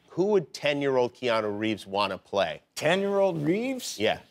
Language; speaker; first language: English; native; English